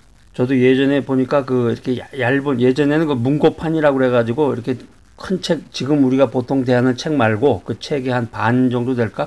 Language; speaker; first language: Korean; native; Korean